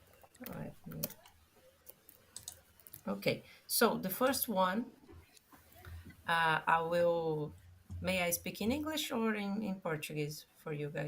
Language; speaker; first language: English; non-native, fluent; Portuguese